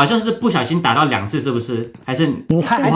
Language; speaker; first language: Chinese; early bilingual, heritage; Chinese